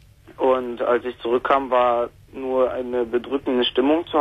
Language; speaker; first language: German; native; German